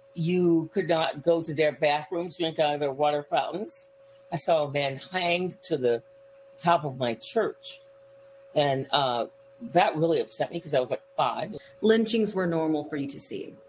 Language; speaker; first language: English; native; English